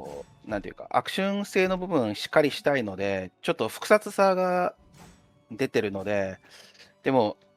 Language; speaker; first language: Japanese; non-native, fluent; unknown